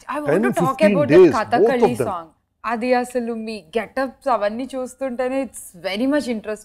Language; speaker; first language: Telugu; native; Telugu